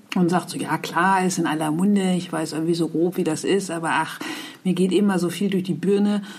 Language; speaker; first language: German; native; German